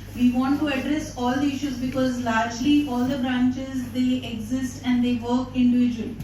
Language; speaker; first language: English; non-native, local second language; Bangla